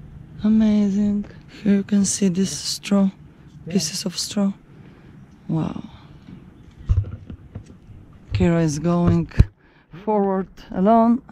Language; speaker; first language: English; non-native, fluent; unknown